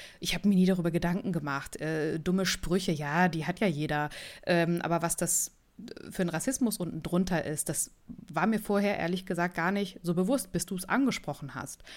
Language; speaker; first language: German; native; German